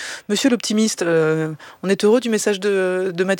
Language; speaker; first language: French; native; French